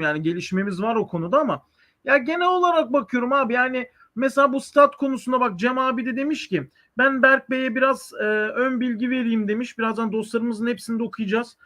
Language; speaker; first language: Turkish; native; Turkish